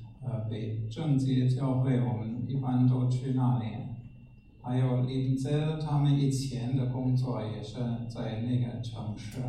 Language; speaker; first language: Chinese; non-native, fluent; German